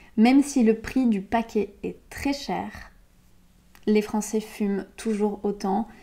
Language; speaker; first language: French; native; French